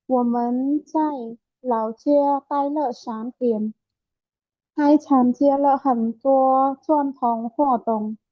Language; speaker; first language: Chinese; non-native, learner; Khmer